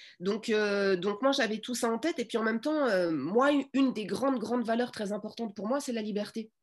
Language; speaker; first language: French; native; French